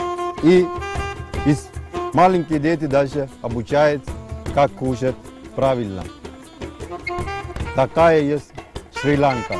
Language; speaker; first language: Russian; non-native, fluent; Sinhala